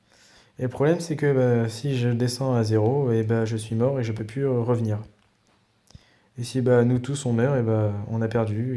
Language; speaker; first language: French; native; French